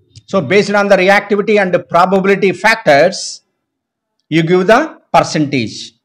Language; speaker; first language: English; non-native, local second language; Telugu